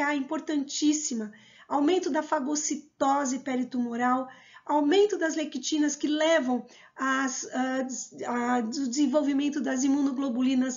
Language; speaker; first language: Portuguese; native; Portuguese